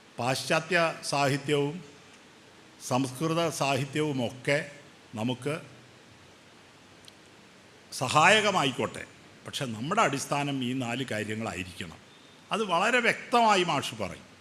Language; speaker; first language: Malayalam; native; Malayalam